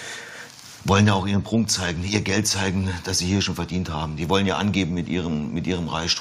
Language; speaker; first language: German; native; German